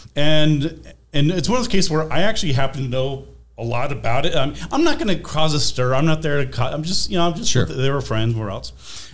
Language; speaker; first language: English; native; English